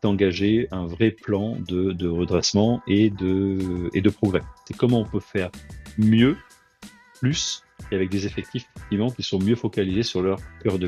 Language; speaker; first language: French; native; French